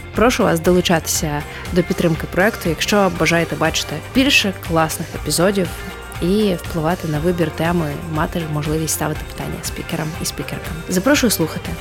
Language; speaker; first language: Ukrainian; non-native, local second language; Russian